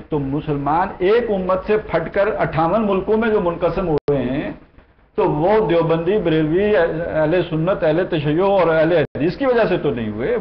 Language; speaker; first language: Urdu; native; Urdu